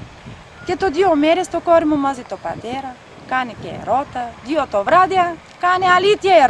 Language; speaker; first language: Greek; non-native, learner; Bulgarian